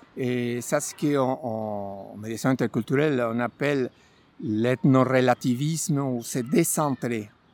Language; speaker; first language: French; non-native, fluent; Spanish